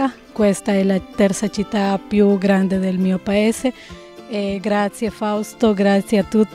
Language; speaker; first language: Italian; non-native, learner; Spanish